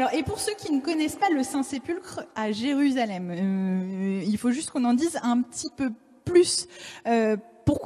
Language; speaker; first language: French; native; French